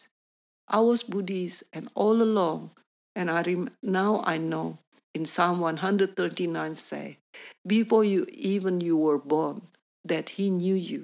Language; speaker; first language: English; non-native, learner; Indonesian